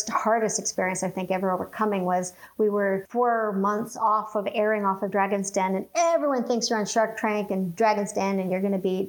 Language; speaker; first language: English; native; English